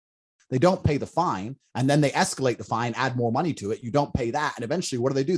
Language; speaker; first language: English; native; English